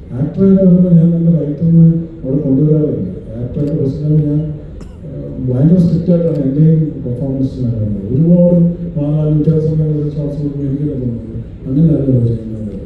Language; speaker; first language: Malayalam; native; Malayalam